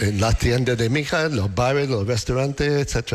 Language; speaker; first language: Spanish; non-native, learner; English